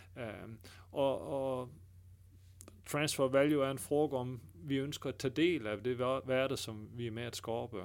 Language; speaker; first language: Danish; native; Danish